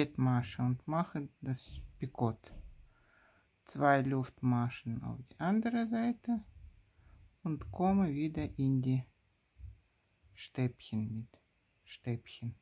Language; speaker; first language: German; non-native, fluent; Russian